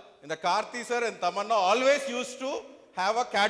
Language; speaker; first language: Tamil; non-native, learner; Telugu